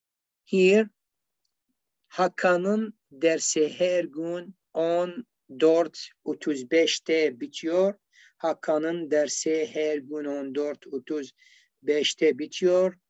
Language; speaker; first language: Turkish; non-native, learner; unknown